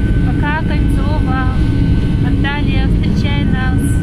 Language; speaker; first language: Russian; native; Russian